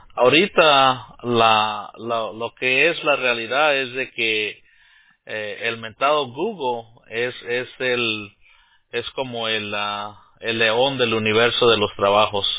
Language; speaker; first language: Spanish; early bilingual, heritage; Spanish